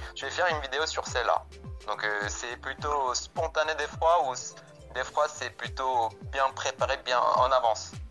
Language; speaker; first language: French; non-native, fluent; Korean